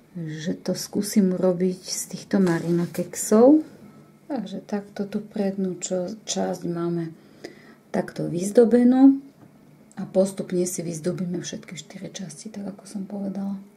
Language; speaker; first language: Slovak; native; Slovak